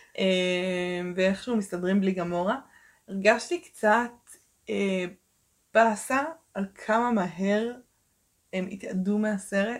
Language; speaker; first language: Hebrew; early bilingual, other home language; Russian